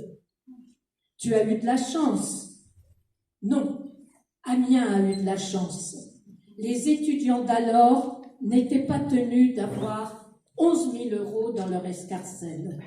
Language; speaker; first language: French; native; French